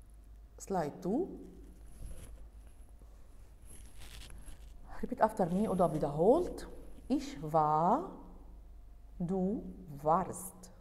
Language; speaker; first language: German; non-native, fluent; Arabic